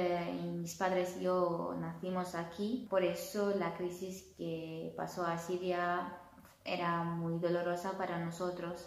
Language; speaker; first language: Spanish; non-native, fluent; Arabic